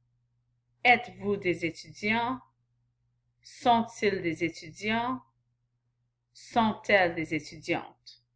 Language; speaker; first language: French; non-native, fluent; English